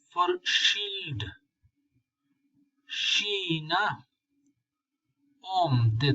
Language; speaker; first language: Swedish; non-native, fluent; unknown